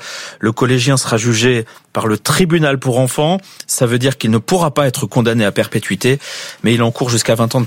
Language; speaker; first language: French; native; French